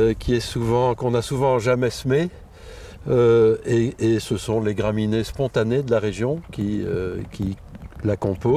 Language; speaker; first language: French; native; French